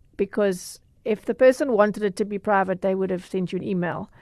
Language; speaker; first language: English; native; English